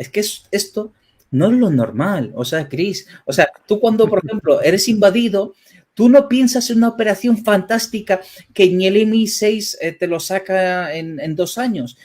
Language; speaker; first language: Spanish; early bilingual, other home language; Ukrainian